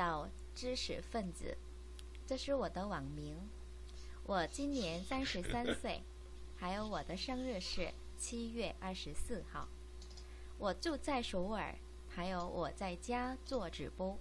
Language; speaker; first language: Chinese; non-native, learner; Korean